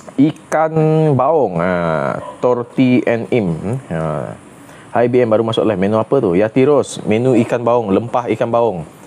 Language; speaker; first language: Malay; non-native, local second language; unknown